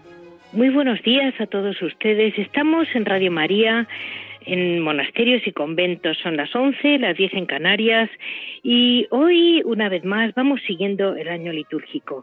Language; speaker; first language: Spanish; native; Spanish